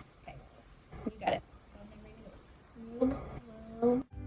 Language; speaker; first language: English; native; English